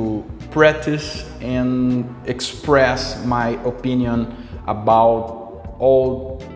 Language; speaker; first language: English; non-native, local second language; Portuguese